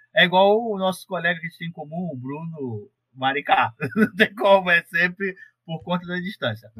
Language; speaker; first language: Portuguese; native; Portuguese